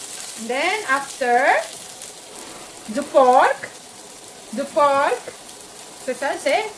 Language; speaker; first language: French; non-native, learner; Filipino